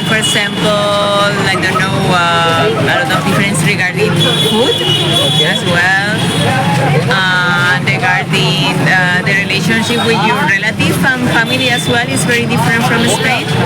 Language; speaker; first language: English; non-native, fluent; Spanish